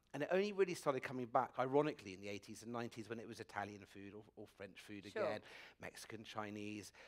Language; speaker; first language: English; native; English